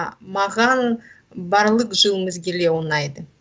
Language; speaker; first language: Kazakh; non-native, learner; Russian